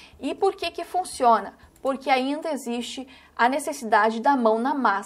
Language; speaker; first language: Portuguese; native; Portuguese